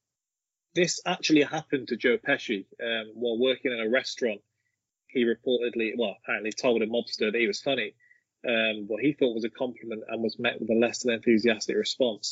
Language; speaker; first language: English; native; English